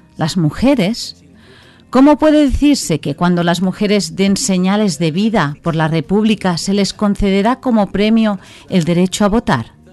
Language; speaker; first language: Spanish; non-native, local second language; Catalan